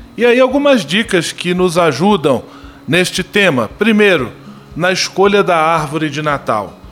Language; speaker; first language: Portuguese; native; Portuguese